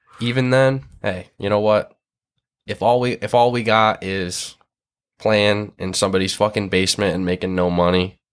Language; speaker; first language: English; native; English